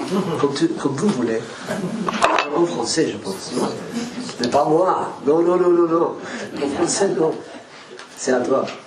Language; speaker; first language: French; non-native, learner; Spanish